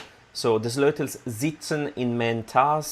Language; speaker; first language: Dutch; non-native, learner; Italian